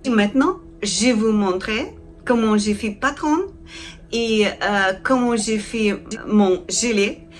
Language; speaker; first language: French; non-native, learner; Ukrainian